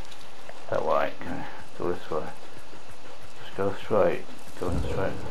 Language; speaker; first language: English; native; English